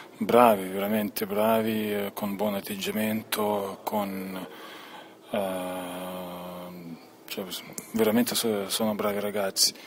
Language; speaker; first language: Italian; non-native, fluent; Lithuanian